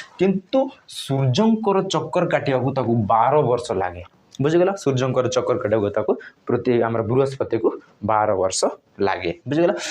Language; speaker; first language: Odia; non-native, local second language; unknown